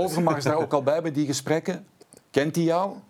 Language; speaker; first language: Dutch; native; Dutch